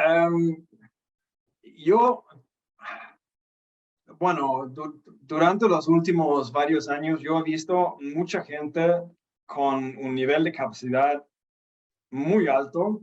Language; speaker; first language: Spanish; non-native, fluent; Danish